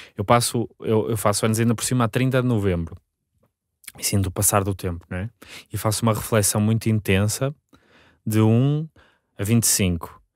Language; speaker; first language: Portuguese; native; Portuguese